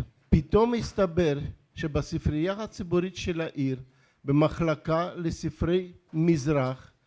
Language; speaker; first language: Hebrew; non-native, fluent; Russian